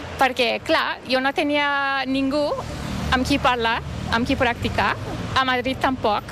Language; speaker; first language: Catalan; non-native, fluent; Turkish